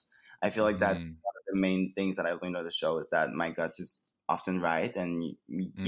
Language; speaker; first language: English; native; English